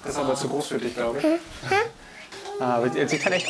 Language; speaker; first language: German; native; German